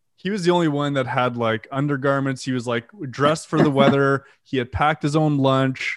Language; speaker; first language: English; non-native, fluent; French